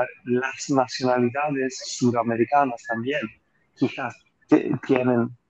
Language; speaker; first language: Spanish; non-native, fluent; Greek